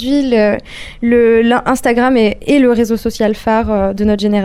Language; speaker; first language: French; native; French